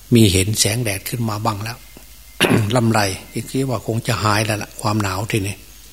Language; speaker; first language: Thai; native; Thai